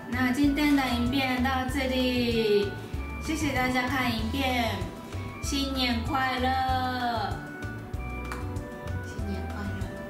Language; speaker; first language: Chinese; non-native, fluent; Japanese